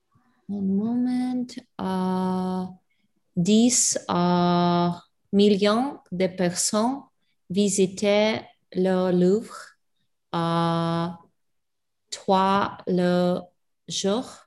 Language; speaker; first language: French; non-native, learner; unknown